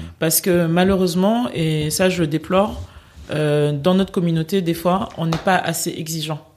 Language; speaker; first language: French; native; French